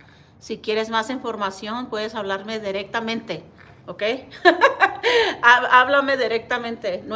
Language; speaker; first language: Spanish; early bilingual, heritage; Spanish